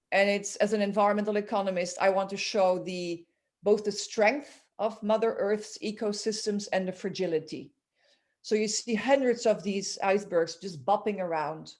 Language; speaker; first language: English; non-native, fluent; Dutch